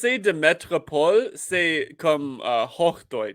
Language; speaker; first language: French; non-native, learner; English